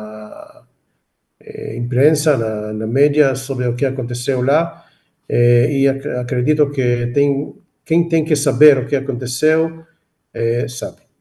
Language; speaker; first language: Portuguese; non-native, fluent; Hebrew